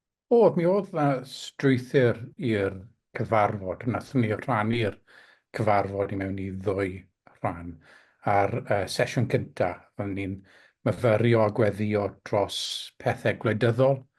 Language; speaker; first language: Welsh; non-native, local second language; English